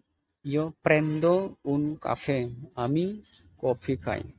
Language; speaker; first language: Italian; non-native, fluent; Bangla